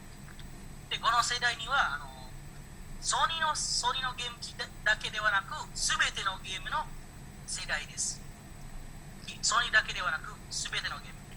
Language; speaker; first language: Japanese; non-native, learner; Indonesian